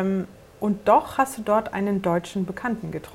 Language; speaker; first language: German; native; German